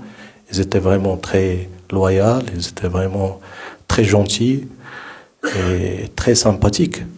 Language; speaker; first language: French; non-native, local second language; Arabic